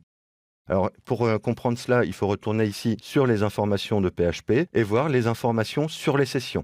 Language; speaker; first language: French; native; French